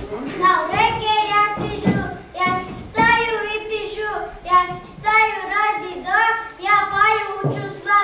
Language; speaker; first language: Russian; non-native, learner; Kyrgyz